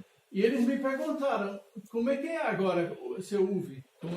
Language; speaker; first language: Portuguese; non-native, fluent; German